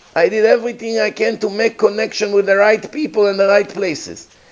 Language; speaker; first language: English; non-native, fluent; Hebrew